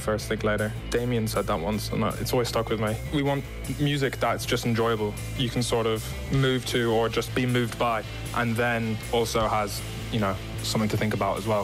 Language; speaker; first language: English; native; English